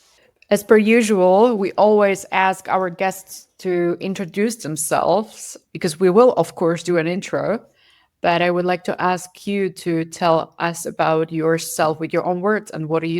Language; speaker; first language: English; non-native, fluent; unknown